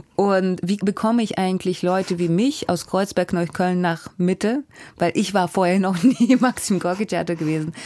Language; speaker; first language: German; early bilingual, other home language; Russian